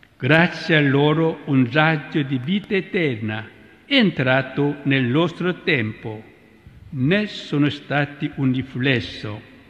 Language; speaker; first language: Italian; non-native, fluent; Korean